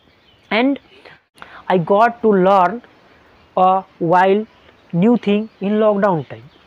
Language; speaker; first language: English; non-native, learner; Hindi